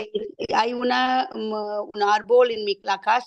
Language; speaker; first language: Spanish; non-native, learner; English